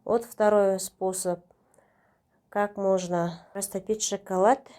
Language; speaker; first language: Russian; non-native, local second language; Kazakh